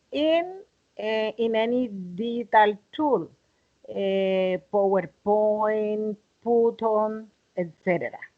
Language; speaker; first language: English; non-native, learner; Spanish